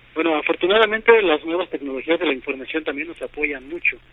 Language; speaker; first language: Spanish; non-native, local second language; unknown